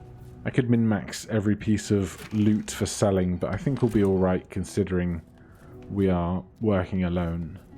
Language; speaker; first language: English; native; English